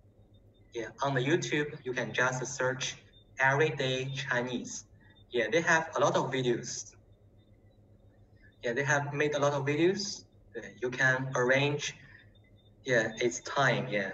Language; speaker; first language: English; non-native, learner; Chinese